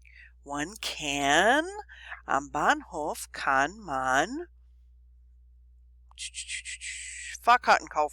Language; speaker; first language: German; non-native, fluent; English